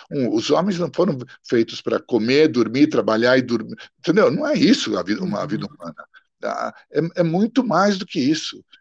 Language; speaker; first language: Portuguese; early bilingual, other home language; Italian